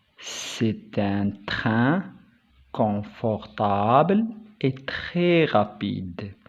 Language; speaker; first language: French; non-native, local second language; Arabic